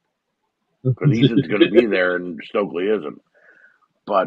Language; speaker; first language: English; native; English